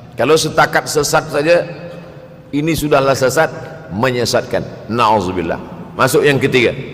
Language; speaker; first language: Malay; native; Malay